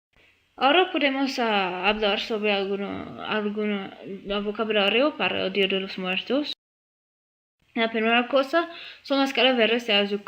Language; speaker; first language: Spanish; non-native, learner; English